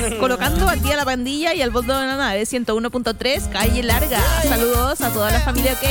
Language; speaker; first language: Spanish; native; Spanish